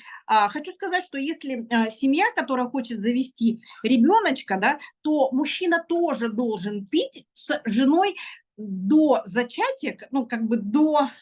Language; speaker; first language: Russian; native; Russian